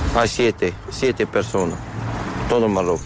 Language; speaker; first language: Spanish; non-native, learner; Arabic